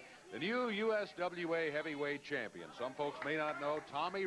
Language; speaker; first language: English; native; English